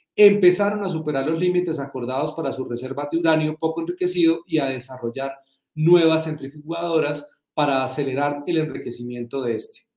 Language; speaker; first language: Spanish; native; Spanish